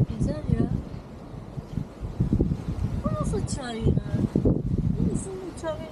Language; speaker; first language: Turkish; non-native, learner; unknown